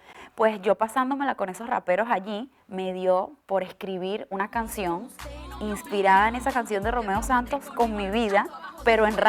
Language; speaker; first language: Spanish; native; Spanish